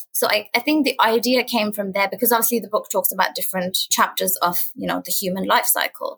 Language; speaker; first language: English; non-native, local second language; Urdu